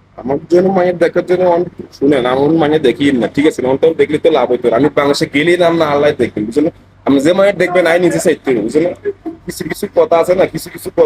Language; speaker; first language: Bangla; non-native, fluent; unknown